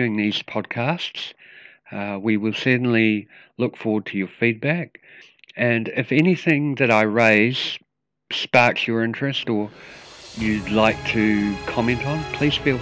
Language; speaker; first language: English; native; English